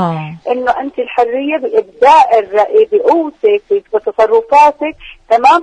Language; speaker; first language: Arabic; native; Arabic